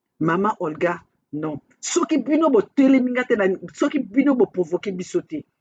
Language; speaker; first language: Lingala; native; Lingala